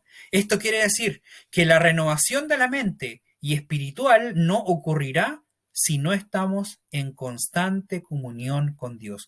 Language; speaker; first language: Spanish; native; Spanish